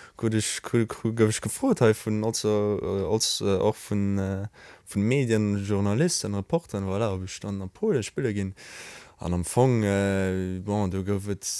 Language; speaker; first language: Luxembourgish; early bilingual, other home language; Polish